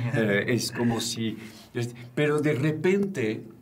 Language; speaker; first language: Spanish; non-native, fluent; French